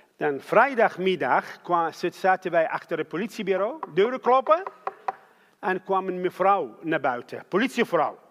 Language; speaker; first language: Dutch; non-native, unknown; Arabic